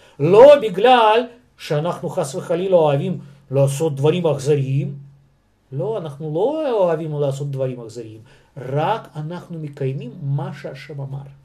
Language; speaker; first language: Hebrew; non-native, fluent; Russian